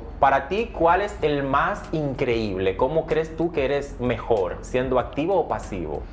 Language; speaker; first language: Spanish; native; Spanish